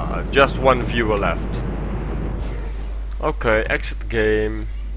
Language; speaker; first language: English; non-native, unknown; Dutch